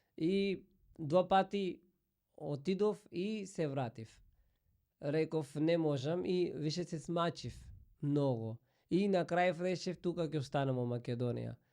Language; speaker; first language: Macedonian; non-native, fluent; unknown